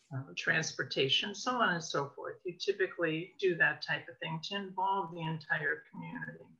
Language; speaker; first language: English; native; English